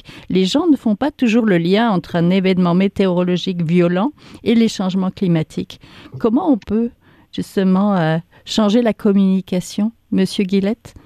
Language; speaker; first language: French; native; French